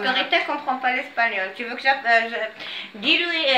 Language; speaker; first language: French; non-native, fluent; Arabic